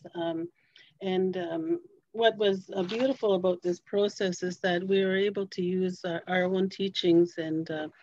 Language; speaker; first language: English; native; English